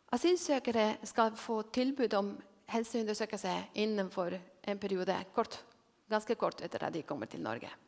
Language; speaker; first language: Norwegian; non-native, fluent; Spanish